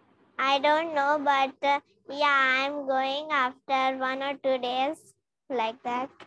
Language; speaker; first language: English; non-native, learner; Hindi